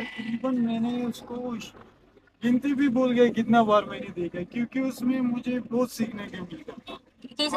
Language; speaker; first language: Hindi; non-native, learner; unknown